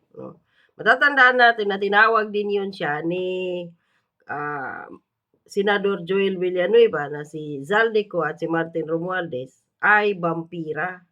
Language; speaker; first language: Filipino; native; Filipino